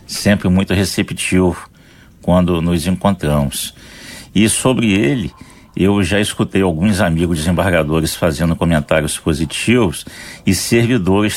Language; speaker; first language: Portuguese; native; Portuguese